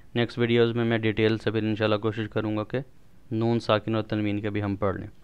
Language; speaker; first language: Urdu; non-native, local second language; Punjabi